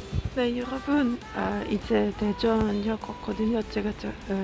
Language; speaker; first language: Korean; non-native, fluent; Dutch